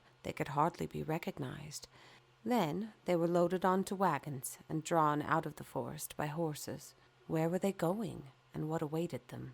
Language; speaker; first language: English; native; English